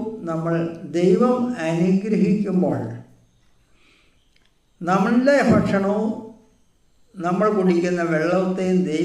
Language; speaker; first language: Malayalam; native; Malayalam